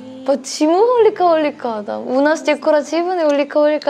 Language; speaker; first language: Russian; non-native, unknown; Korean